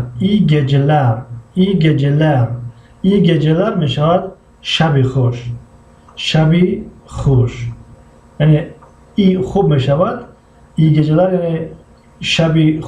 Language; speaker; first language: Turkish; non-native, fluent; Tajik